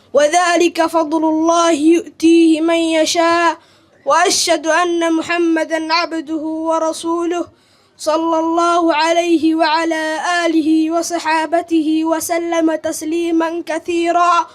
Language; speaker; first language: Arabic; non-native, local second language; Somali